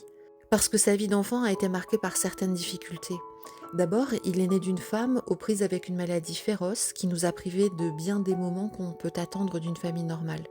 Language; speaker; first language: French; native; French